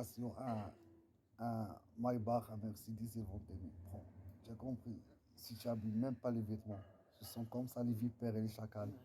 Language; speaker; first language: French; non-native, learner; Arabic